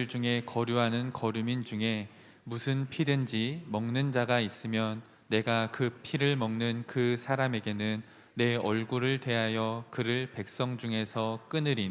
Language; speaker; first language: Korean; native; Korean